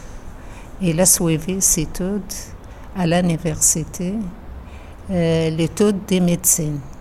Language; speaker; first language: French; non-native, learner; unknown